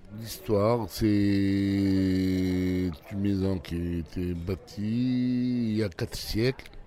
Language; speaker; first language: French; non-native, local second language; Arabic